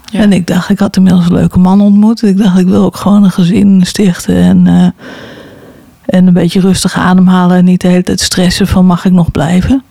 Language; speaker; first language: Dutch; native; Dutch